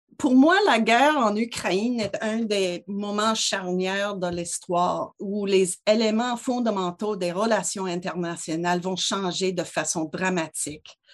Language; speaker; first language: French; non-native, local second language; English